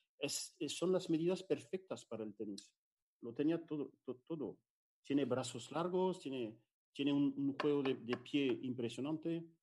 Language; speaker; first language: Spanish; non-native, fluent; French